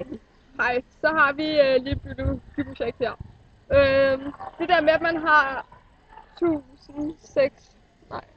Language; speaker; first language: Danish; native; Danish